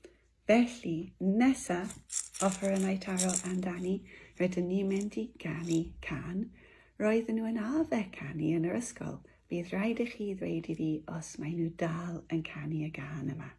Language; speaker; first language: Welsh; non-native, local second language; English